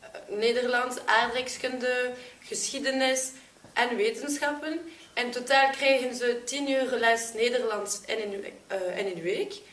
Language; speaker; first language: Dutch; non-native, local second language; French